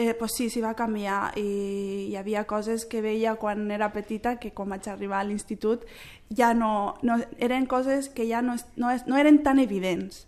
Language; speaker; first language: Catalan; early bilingual, other home language; Arabic